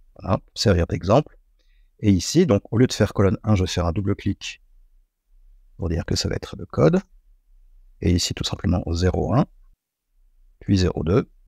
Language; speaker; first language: French; native; French